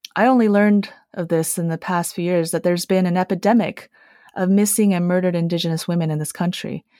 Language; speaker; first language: English; early bilingual, other home language; Chinese